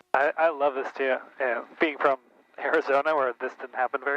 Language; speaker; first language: English; native; English